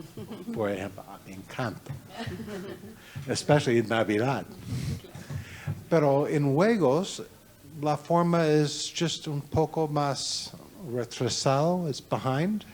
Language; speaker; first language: Spanish; non-native, learner; English